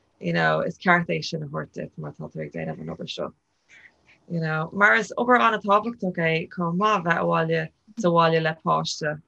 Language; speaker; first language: Irish; non-native, local second language; English